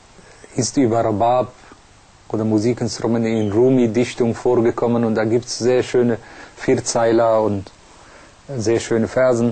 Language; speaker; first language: German; non-native, fluent; Persian